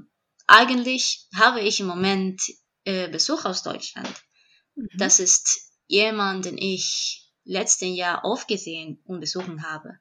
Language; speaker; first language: German; non-native, fluent; Spanish